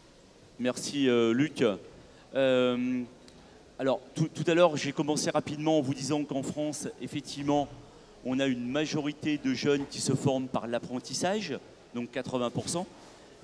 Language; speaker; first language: French; native; French